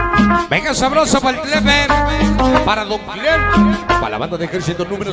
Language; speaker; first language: Spanish; native; Spanish